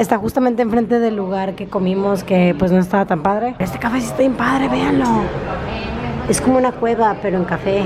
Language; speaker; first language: Spanish; native; Spanish